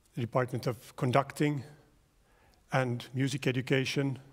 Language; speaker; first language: English; non-native, fluent; Finnish